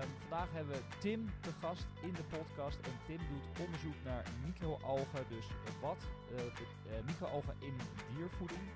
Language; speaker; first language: Dutch; native; Dutch